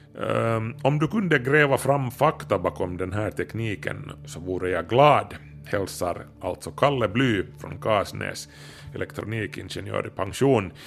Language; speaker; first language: Swedish; native; Swedish